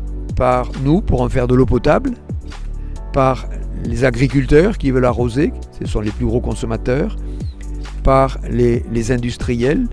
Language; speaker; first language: French; native; French